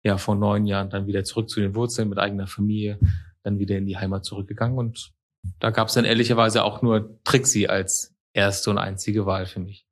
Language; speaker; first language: German; native; German